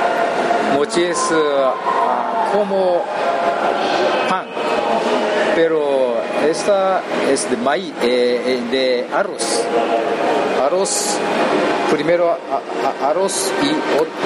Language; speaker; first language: Spanish; non-native, learner; Japanese